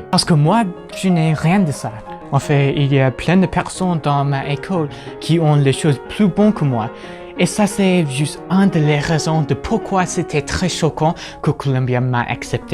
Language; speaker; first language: French; non-native, fluent; English